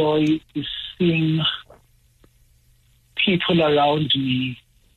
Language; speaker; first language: English; non-native, local second language; Zulu